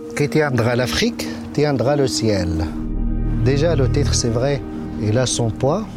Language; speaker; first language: French; non-native, local second language; Arabic